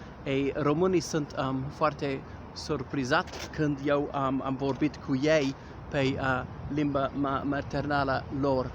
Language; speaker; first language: Romanian; non-native, learner; English